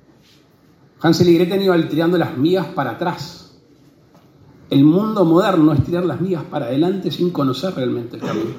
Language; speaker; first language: Spanish; native; Spanish